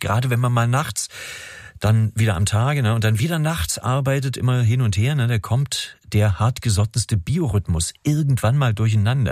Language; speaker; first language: German; native; German